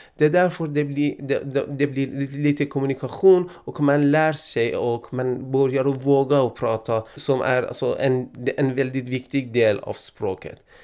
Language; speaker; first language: Swedish; non-native, fluent; Persian